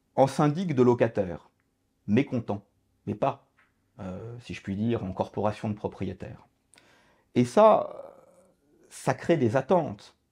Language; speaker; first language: French; native; French